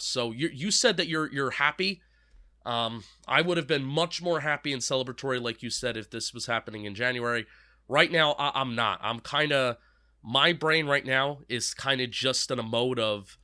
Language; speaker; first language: English; native; English